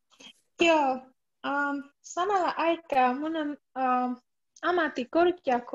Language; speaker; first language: Finnish; non-native, learner; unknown